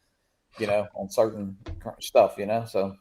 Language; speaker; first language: English; native; English